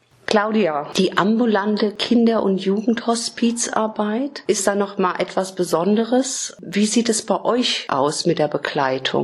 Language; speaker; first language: German; native; German